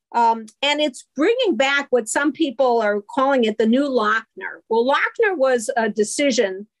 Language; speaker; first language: English; native; English